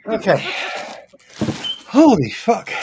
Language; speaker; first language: English; native; English